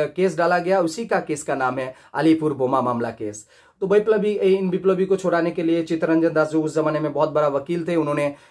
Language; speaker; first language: Hindi; non-native, local second language; Bangla